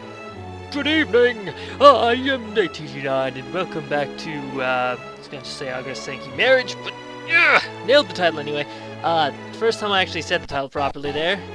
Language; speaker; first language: English; native; English